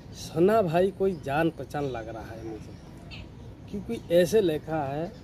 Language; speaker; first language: Hindi; non-native, local second language; Odia